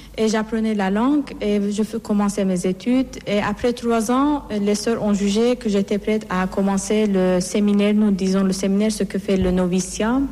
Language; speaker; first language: French; non-native, fluent; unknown